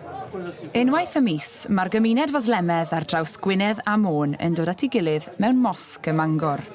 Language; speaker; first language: Welsh; native; Welsh